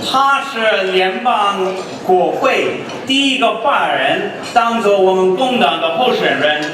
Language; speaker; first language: Chinese; non-native, fluent; English